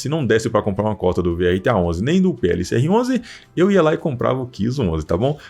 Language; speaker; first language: Portuguese; native; Portuguese